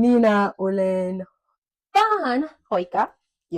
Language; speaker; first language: Finnish; non-native, learner; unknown